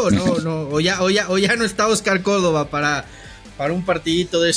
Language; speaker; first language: Spanish; native; Spanish